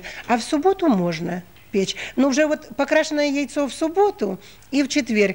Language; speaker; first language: Russian; native; Russian